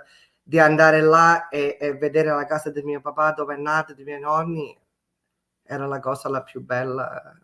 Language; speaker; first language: Italian; early bilingual, heritage; English